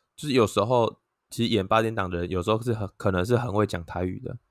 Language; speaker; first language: Chinese; non-native, local second language; Min Nan Chinese